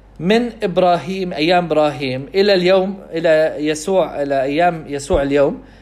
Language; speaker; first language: Arabic; non-native, fluent; English